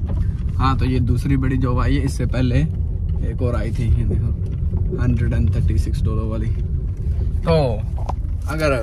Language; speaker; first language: Hindi; native; Hindi